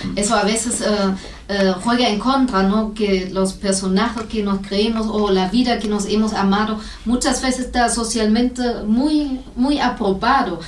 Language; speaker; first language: Spanish; non-native, fluent; German